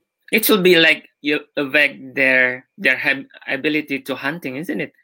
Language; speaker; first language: English; non-native, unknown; Indonesian